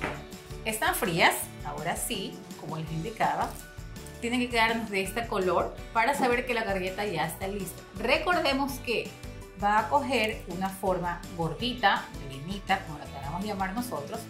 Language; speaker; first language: Spanish; native; Spanish